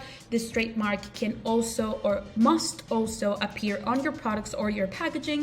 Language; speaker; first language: English; non-native, local second language; Spanish